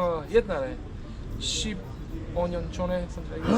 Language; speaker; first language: Korean; non-native, learner; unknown